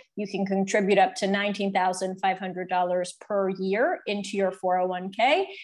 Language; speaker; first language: English; native; English